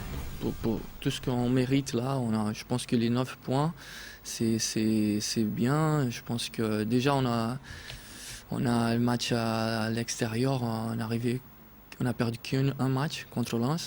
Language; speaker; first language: French; non-native, fluent; Portuguese